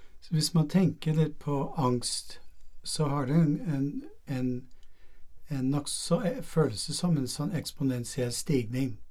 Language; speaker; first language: Norwegian; non-native, fluent; English